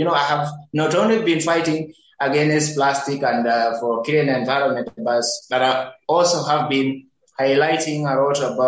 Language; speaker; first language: English; non-native, local second language; Kikuyu